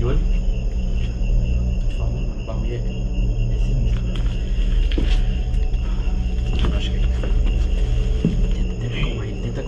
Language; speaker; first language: Portuguese; native; Portuguese